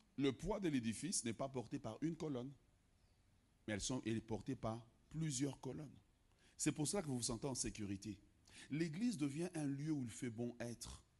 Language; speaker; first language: French; non-native, local second language; Lingala